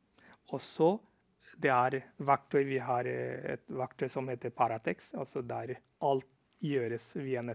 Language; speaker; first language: Norwegian; non-native, fluent; Rohingya